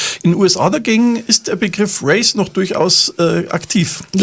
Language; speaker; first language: German; native; German